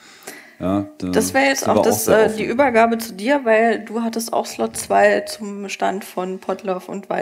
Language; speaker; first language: German; native; German